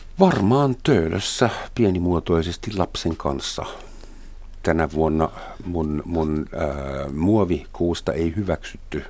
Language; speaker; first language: Finnish; non-native, fluent; German